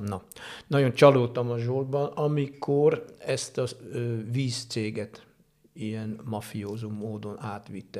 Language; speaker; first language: Hungarian; non-native, fluent; Dutch